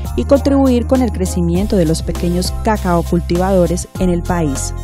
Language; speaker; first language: Spanish; non-native, fluent; French